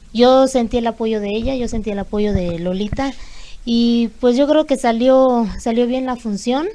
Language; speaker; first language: Spanish; native; Spanish